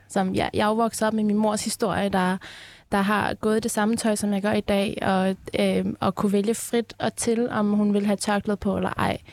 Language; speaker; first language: Danish; early bilingual, other home language; Persian